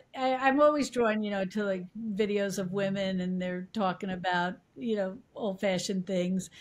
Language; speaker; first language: English; native; English